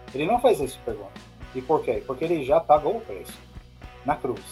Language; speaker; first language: Portuguese; non-native, fluent; English